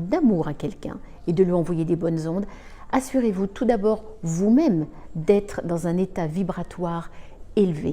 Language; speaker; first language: French; native; French